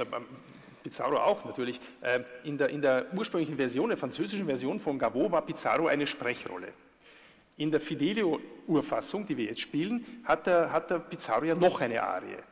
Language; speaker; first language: German; native; German